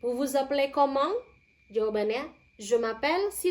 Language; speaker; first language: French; non-native, fluent; Indonesian